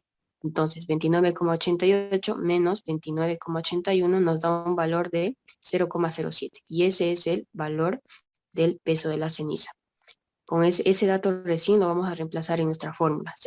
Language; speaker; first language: Spanish; native; Spanish